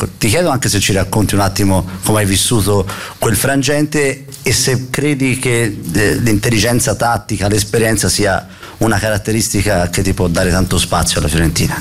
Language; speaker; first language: Italian; native; Italian